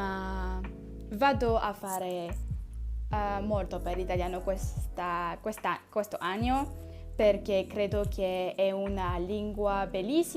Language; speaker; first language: Italian; non-native, learner; French